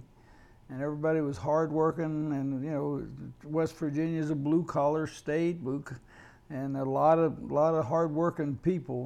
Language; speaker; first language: English; native; English